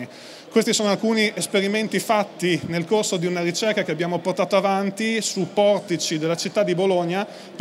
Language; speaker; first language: Italian; native; Italian